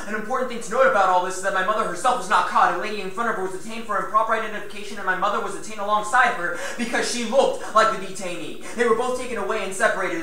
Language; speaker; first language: English; early bilingual, other home language; Spanish